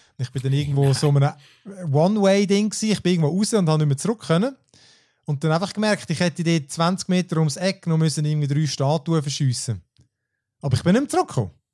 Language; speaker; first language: German; native; German